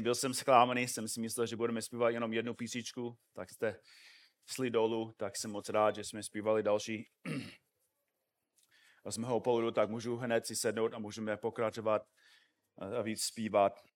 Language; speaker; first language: Czech; non-native, fluent; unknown